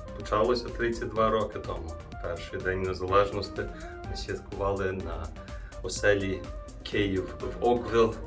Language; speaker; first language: Ukrainian; early bilingual, heritage; Ukrainian